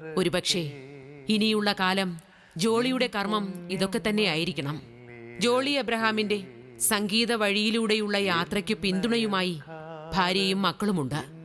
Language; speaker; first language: Malayalam; native; Malayalam